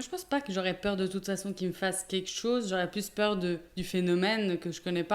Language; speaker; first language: French; native; French